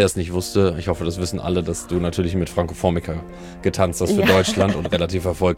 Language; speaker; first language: German; native; German